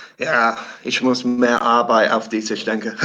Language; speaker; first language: German; non-native, learner; English